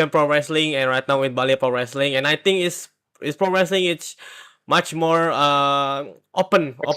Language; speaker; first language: English; non-native, learner; Indonesian